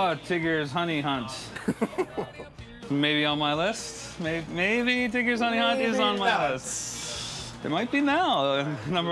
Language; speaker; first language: English; native; English